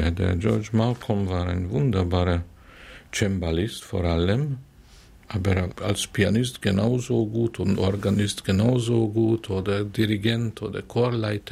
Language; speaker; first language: German; non-native, fluent; Hungarian